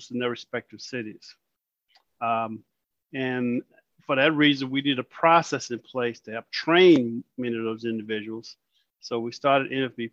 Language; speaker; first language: English; native; English